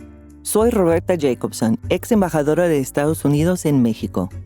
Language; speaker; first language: Spanish; non-native, fluent; English